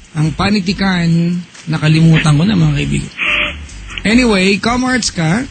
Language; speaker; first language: Filipino; native; Filipino